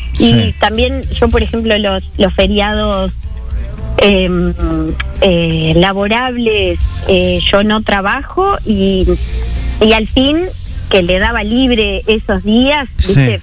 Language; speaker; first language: Spanish; native; Spanish